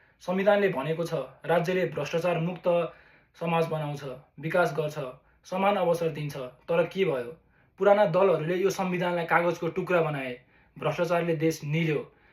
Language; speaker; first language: Nepali; native; Nepali